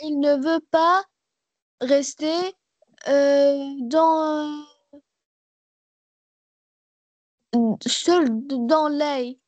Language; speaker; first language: French; non-native, learner; Arabic